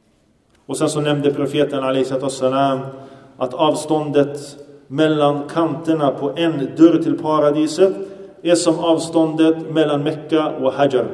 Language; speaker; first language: Swedish; early bilingual, other home language; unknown